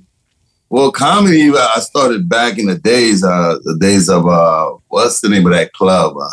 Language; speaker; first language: English; non-native, fluent; Spanish